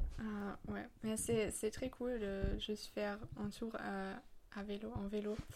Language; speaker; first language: French; non-native, fluent; German